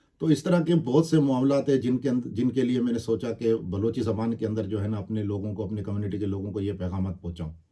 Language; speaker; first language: Urdu; non-native, local second language; Baluchi